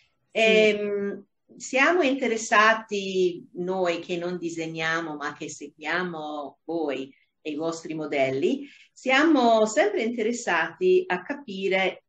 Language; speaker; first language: Italian; non-native, fluent; English